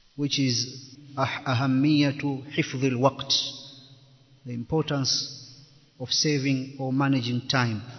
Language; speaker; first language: English; non-native, local second language; Swahili